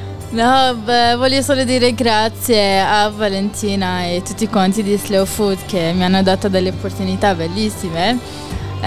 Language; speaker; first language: Italian; non-native, fluent; Arabic